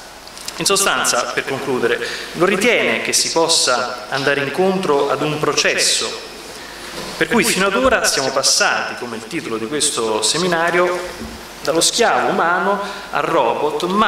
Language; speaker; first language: Italian; native; Italian